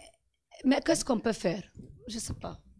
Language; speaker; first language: French; non-native, fluent; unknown